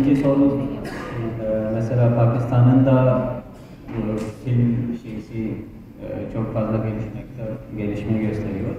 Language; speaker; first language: Turkish; non-native, fluent; Urdu